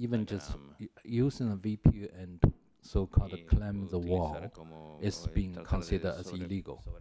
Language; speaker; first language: English; non-native, learner; Chinese